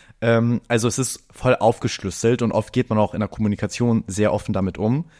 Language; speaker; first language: German; early bilingual, other home language; Greek